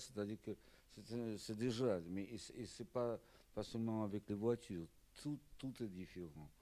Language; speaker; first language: French; non-native, fluent; Russian